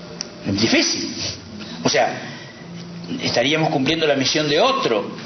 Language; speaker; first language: Spanish; native; Spanish